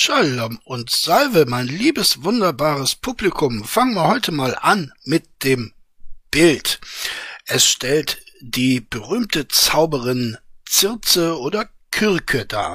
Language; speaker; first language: German; native; German